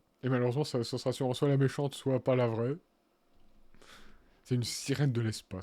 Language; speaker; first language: French; native; French